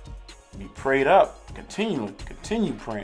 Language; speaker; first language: English; native; English